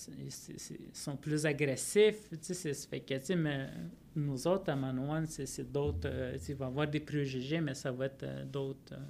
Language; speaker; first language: French; non-native, local second language; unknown